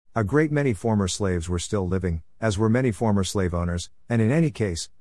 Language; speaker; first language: English; native; English